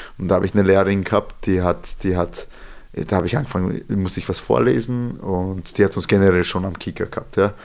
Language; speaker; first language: German; early bilingual, other home language; Serbian